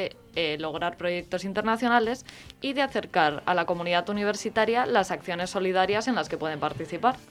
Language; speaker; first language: Spanish; native; Spanish